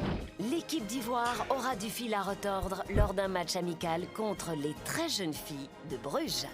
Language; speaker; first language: French; native; French